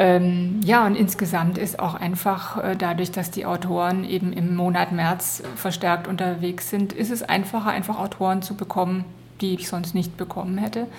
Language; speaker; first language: German; native; German